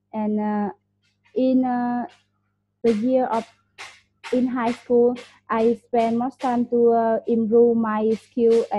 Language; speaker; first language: English; non-native, learner; Vietnamese